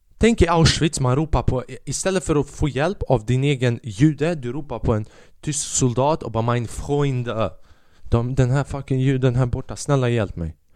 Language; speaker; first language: Swedish; early bilingual, other home language; Albanian